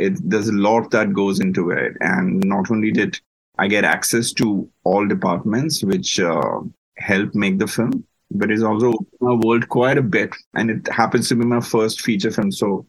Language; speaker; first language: English; non-native, local second language; Malayalam